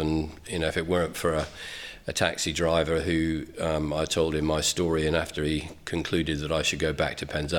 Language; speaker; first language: English; native; English